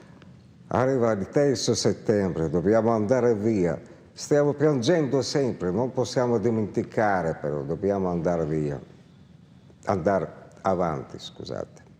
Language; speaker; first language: Italian; non-native, fluent; Russian